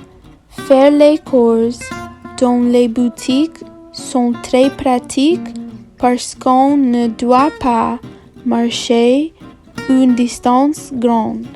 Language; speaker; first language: French; non-native, learner; English